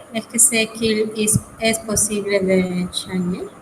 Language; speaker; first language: French; non-native, learner; Spanish